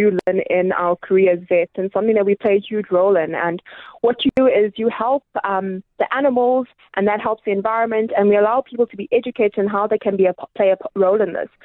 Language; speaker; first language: English; native; English